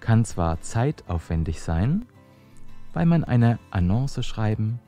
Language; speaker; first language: German; non-native, fluent; Persian